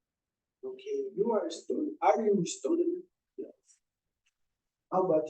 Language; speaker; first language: English; non-native, learner; Portuguese